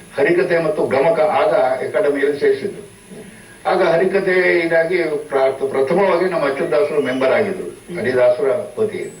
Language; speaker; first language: Kannada; non-native, local second language; Marathi